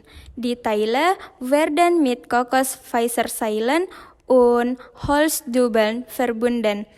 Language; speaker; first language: German; non-native, learner; Indonesian